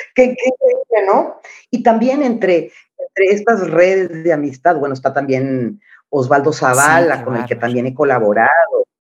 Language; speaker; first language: Spanish; native; Spanish